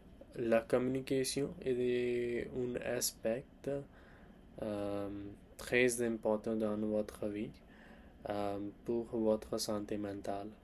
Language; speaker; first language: French; non-native, learner; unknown